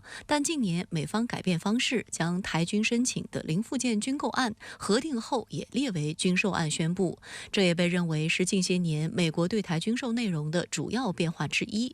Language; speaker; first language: Chinese; native; Chinese